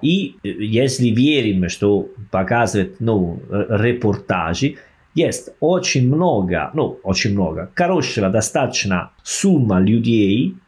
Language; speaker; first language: Russian; non-native, learner; Italian